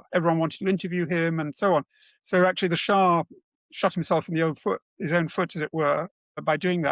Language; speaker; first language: English; native; English